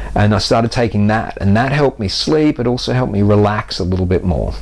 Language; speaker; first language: English; native; English